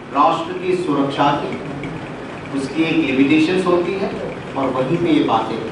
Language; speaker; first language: Hindi; non-native, local second language; Gujarati